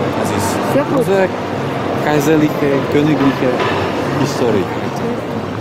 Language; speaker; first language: German; non-native, learner; Slovak